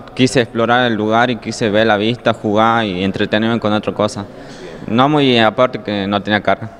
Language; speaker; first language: Spanish; native; Spanish